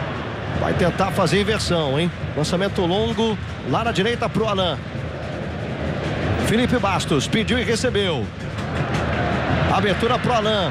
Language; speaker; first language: Portuguese; native; Portuguese